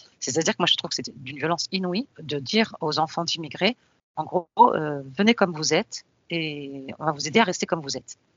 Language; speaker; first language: French; early bilingual, other home language; Arabic